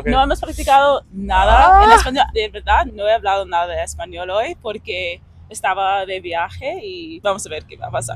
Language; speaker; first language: Spanish; non-native, fluent; English